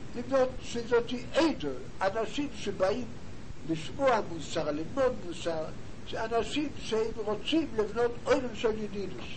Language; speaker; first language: Hebrew; non-native, fluent; Yiddish